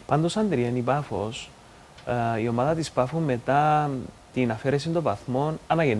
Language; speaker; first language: Greek; native; Greek